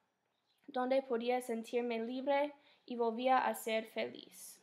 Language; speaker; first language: Spanish; non-native, fluent; English